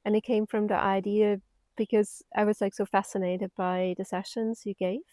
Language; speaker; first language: English; non-native, fluent; German